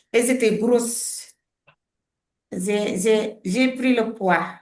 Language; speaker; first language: French; non-native, learner; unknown